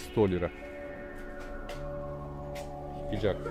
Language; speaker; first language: Russian; non-native, learner; Turkish